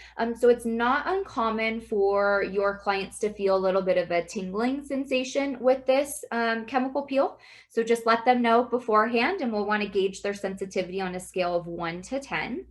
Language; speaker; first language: English; native; English